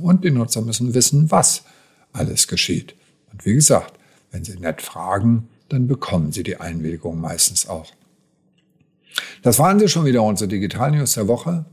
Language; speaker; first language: German; native; German